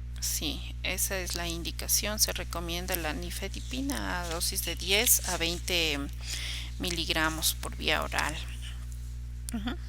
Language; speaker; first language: Spanish; native; Spanish